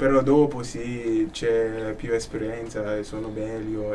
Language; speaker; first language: Italian; non-native, learner; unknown